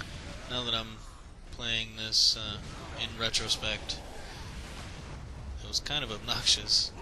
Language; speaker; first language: English; native; English